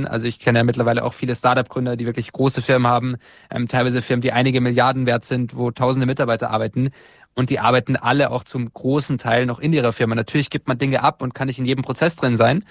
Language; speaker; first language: German; native; German